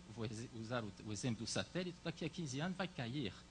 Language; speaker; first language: Portuguese; non-native, fluent; French